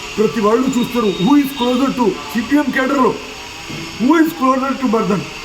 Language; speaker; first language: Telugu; non-native, local second language; Urdu